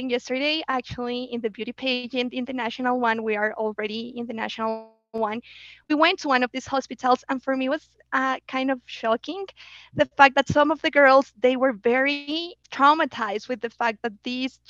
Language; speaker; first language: English; non-native, fluent; Spanish